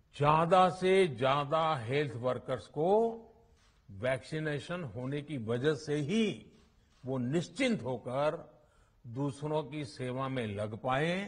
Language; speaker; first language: Hindi; non-native, local second language; Gujarati